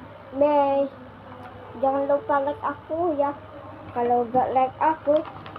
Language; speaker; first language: Indonesian; non-native, local second language; Banjar